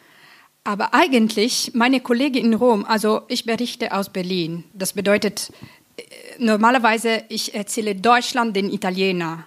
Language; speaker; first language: German; non-native, fluent; Italian